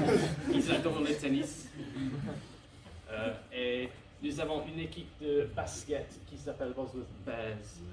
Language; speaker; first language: French; non-native, learner; English